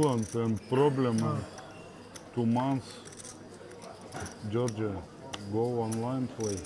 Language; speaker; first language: English; non-native, learner; Russian